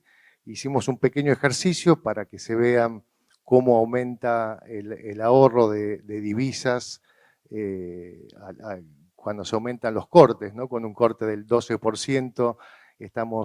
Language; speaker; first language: Spanish; native; Spanish